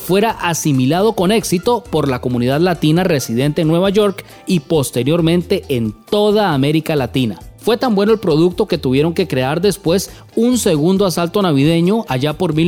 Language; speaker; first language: Spanish; native; Spanish